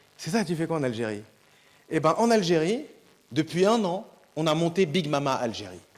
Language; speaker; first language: French; early bilingual, other home language; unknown